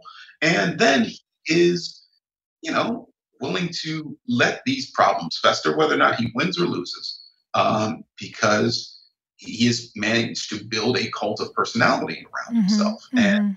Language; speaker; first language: English; native; English